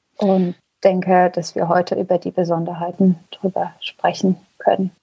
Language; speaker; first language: German; early bilingual, other home language; Persian